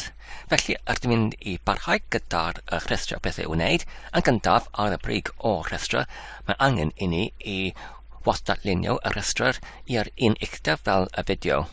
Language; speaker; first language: Welsh; non-native, learner; English